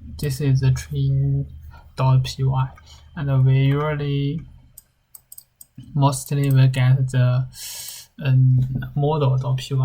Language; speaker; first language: English; non-native, learner; Chinese